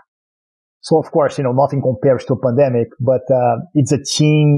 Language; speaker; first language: English; non-native, fluent; Portuguese